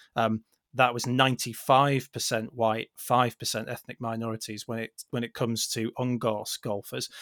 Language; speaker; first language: English; native; English